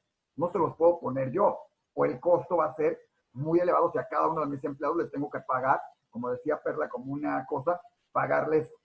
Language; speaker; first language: Spanish; native; Spanish